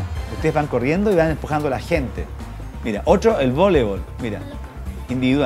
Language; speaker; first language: Spanish; native; Spanish